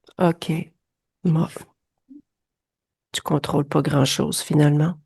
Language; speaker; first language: French; native; French